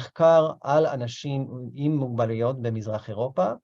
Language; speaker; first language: Hebrew; non-native, fluent; English